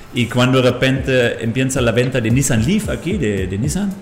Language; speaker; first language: Spanish; non-native, fluent; German